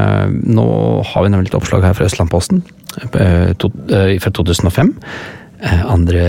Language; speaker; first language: Norwegian; native; Norwegian